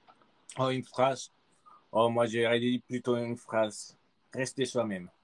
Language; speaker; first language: French; early bilingual, other home language; Spanish